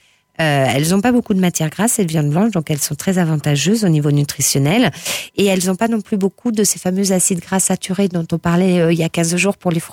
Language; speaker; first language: French; native; French